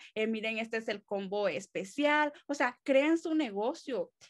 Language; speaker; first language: Spanish; native; Spanish